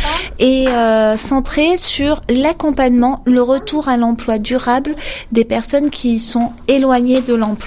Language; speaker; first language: French; native; French